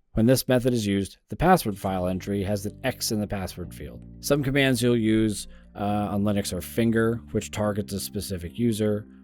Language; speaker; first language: English; native; English